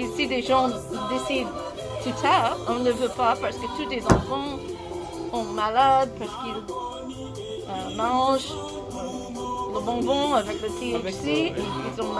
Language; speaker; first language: French; non-native, learner; English